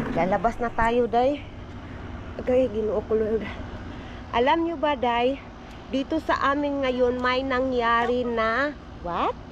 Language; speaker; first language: Filipino; non-native, local second language; Cebuano